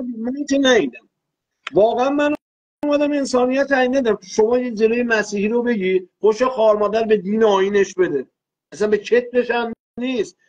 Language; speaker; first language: Persian; non-native, local second language; Azerbaijani